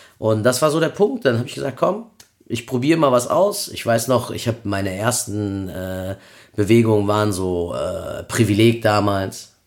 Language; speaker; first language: German; early bilingual, other home language; Spanish